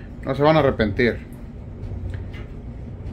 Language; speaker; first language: Spanish; native; Spanish